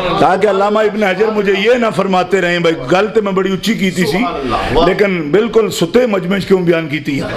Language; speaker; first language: Urdu; non-native, local second language; Punjabi